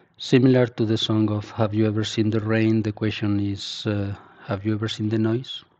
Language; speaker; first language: English; non-native, fluent; Spanish